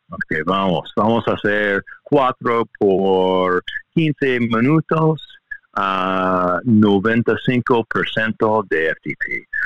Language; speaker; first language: Spanish; non-native, learner; English